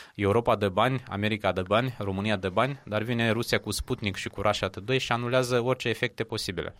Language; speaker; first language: Romanian; native; Romanian